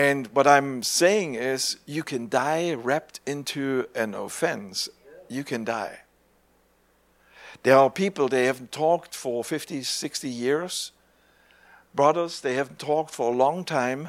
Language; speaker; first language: English; non-native, fluent; German